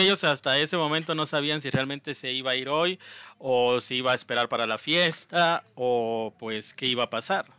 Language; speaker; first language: Spanish; native; Spanish